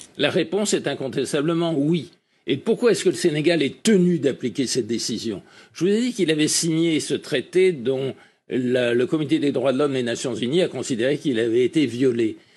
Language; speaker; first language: French; native; French